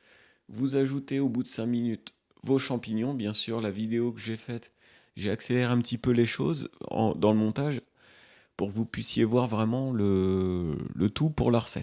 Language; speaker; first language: French; native; French